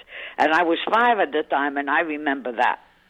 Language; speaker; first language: English; early bilingual, other home language; French